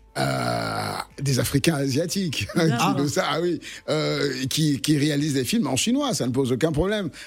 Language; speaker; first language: French; native; French